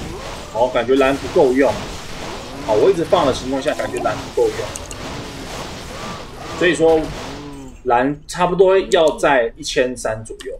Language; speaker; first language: Chinese; native; Chinese